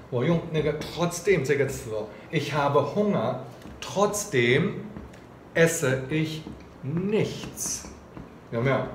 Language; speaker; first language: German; non-native, fluent; Chinese